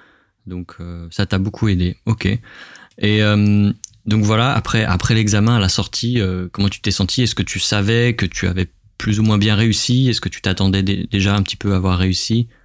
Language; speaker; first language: French; native; French